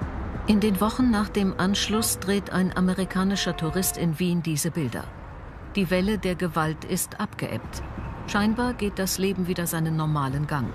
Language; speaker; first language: German; native; German